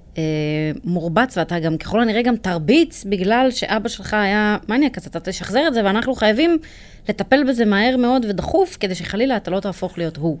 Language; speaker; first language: Hebrew; native; Hebrew